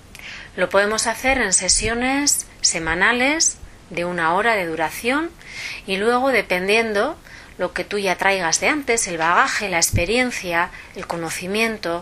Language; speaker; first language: Spanish; native; Spanish